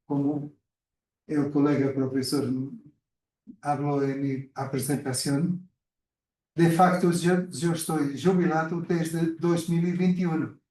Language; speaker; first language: Spanish; non-native, fluent; Portuguese